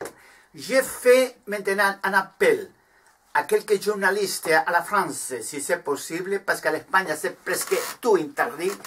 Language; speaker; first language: French; non-native, learner; Spanish